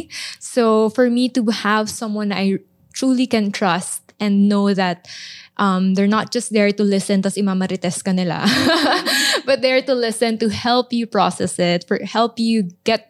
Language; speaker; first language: English; non-native, local second language; Filipino